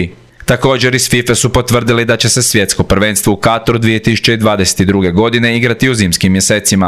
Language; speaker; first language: Croatian; native; Croatian